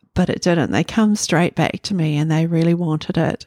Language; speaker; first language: English; native; English